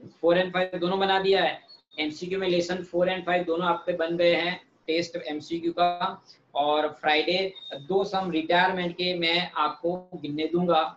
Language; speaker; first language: Hindi; non-native, local second language; Gujarati